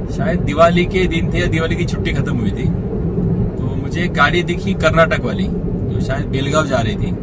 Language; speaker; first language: Hindi; non-native, local second language; Marathi